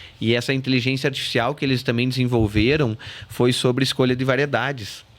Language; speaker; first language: Portuguese; native; Portuguese